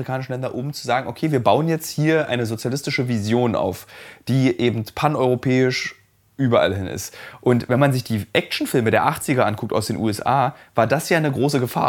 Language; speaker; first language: German; native; German